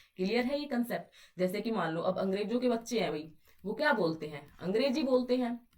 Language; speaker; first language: Hindi; native; Hindi